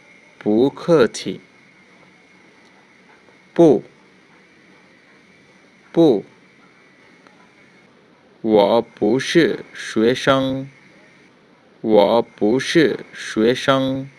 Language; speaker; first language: Chinese; non-native, fluent; Bangla